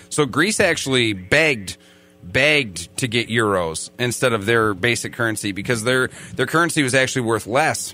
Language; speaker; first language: English; native; English